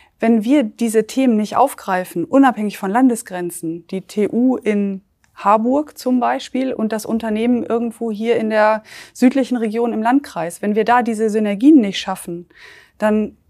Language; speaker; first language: German; native; German